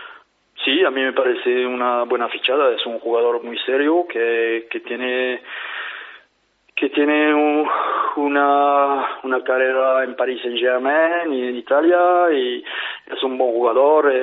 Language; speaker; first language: Spanish; non-native, fluent; French